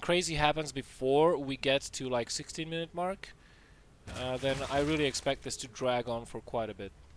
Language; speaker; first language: English; non-native, fluent; Dutch